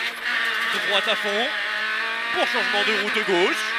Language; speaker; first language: French; native; French